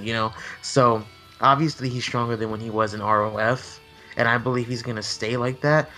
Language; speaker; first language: English; native; English